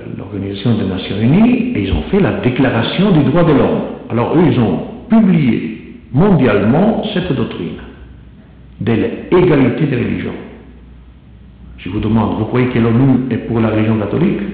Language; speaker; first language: French; non-native, fluent; Italian